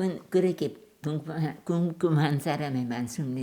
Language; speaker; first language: Korean; non-native, learner; German